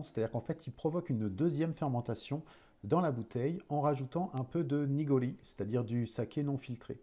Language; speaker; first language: French; native; French